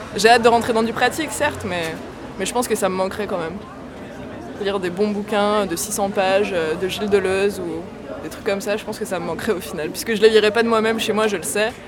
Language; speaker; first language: French; native; French